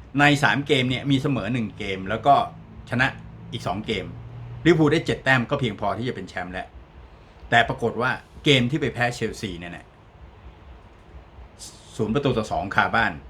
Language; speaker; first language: Thai; native; Thai